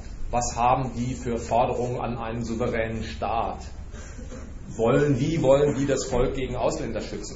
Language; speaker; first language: German; native; German